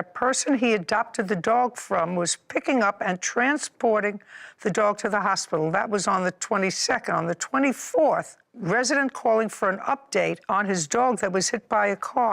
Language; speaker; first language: English; native; English